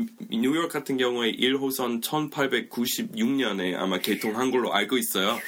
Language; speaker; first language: Korean; non-native, fluent; English